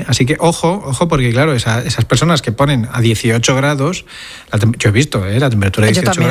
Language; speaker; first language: Spanish; native; Spanish